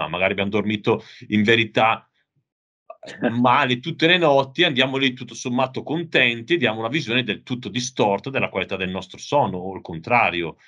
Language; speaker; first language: Italian; native; Italian